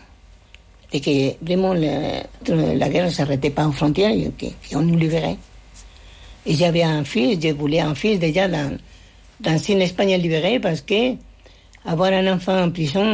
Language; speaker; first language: French; non-native, fluent; Spanish